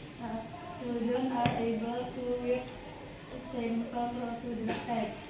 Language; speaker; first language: English; non-native, learner; Indonesian